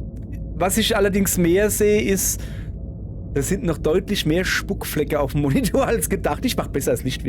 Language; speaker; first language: German; native; German